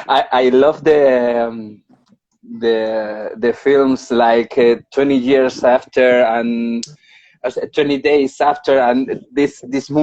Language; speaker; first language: English; non-native, learner; Spanish